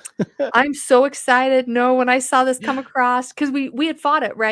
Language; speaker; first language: English; native; English